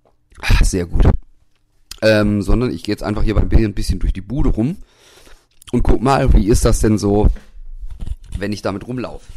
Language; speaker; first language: German; native; German